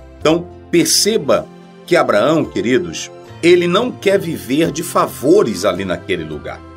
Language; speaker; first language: Portuguese; native; Portuguese